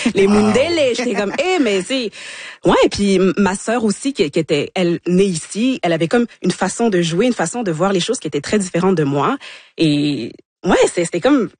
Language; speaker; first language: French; early bilingual, other home language; Lingala